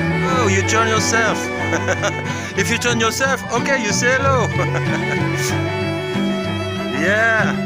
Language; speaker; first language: English; non-native, learner; French